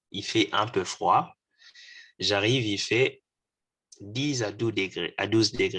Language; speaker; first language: French; non-native, local second language; Lingala